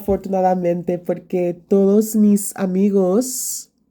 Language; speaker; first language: Spanish; non-native, learner; English